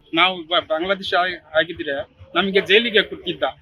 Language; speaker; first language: Kannada; non-native, learner; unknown